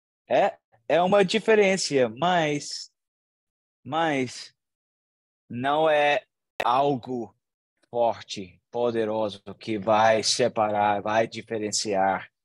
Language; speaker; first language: Portuguese; non-native, learner; English